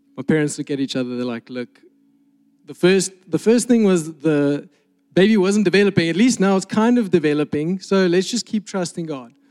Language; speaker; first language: English; native; English